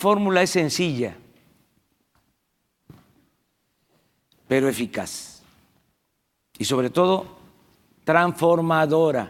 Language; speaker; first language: Spanish; native; Spanish